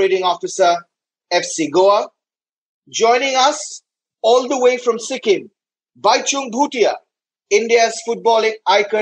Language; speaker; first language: English; non-native, local second language; Bangla